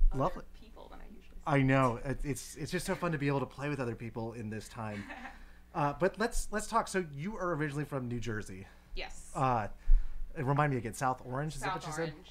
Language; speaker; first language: English; native; English